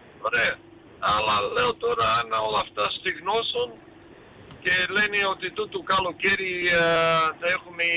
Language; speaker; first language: Greek; early bilingual, heritage; Greek